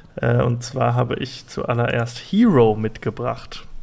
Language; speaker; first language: German; native; German